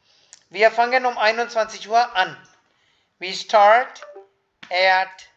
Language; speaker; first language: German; non-native, fluent; Hindi